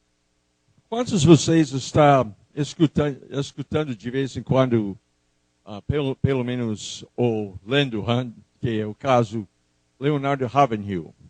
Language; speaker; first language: Portuguese; non-native, fluent; English